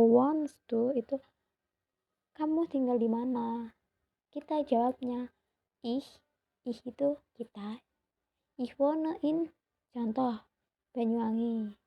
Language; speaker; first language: Indonesian; native; Indonesian